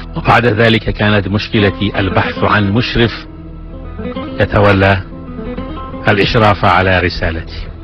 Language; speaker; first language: Arabic; non-native, local second language; Central Kurdish